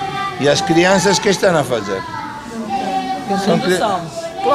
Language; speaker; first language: Portuguese; non-native, fluent; Spanish